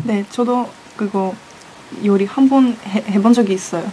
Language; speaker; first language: Korean; non-native, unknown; Russian